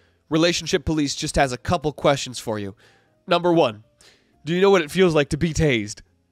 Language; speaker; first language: English; native; English